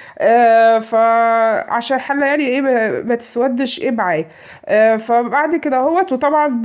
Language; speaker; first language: Arabic; native; Arabic